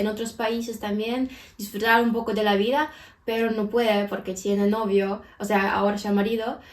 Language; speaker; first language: Spanish; non-native, fluent; Ukrainian